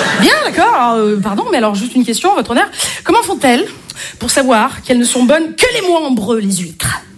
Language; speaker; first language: French; native; French